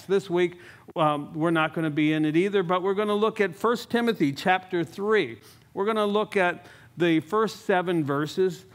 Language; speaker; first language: English; native; English